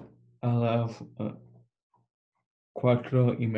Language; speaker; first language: Spanish; non-native, learner; English